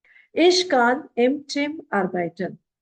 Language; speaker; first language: German; non-native, fluent; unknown